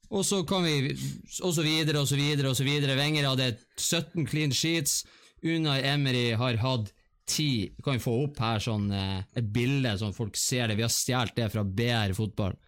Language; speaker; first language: Norwegian; native; Norwegian